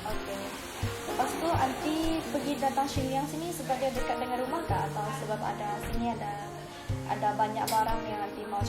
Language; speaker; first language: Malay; non-native, local second language; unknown